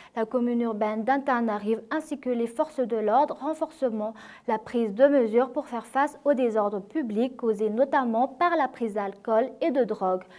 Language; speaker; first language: French; non-native, local second language; Malagasy